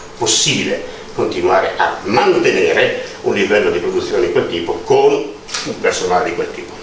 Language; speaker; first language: Italian; native; Italian